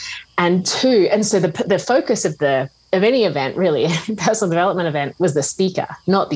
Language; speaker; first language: English; native; English